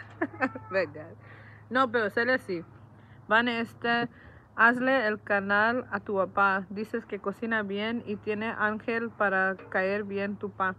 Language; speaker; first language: Spanish; early bilingual, heritage; Spanish